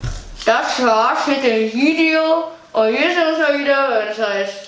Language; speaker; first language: German; native; German